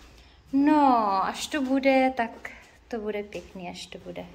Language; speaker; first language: Czech; non-native, learner; Filipino